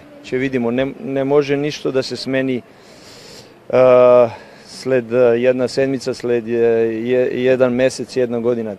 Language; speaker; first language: Bulgarian; non-native, learner; Serbian